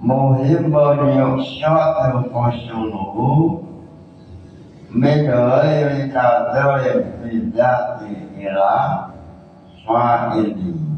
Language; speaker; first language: Arabic; non-native, fluent; Javanese